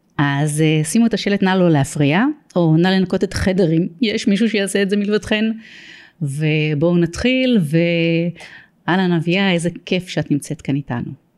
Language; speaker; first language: Hebrew; native; Hebrew